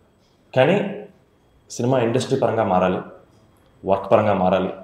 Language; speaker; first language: Telugu; native; Telugu